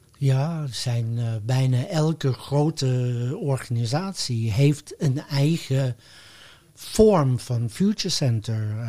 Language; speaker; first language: Dutch; non-native, fluent; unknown